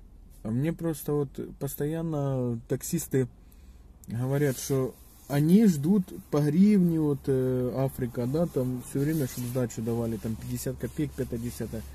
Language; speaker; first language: Russian; native; Russian